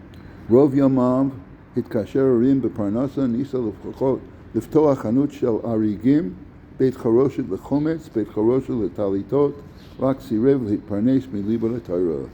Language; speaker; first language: Hebrew; non-native, fluent; English